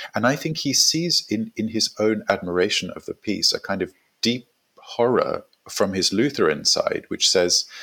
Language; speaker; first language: English; native; English